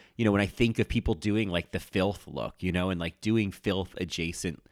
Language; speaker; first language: English; native; English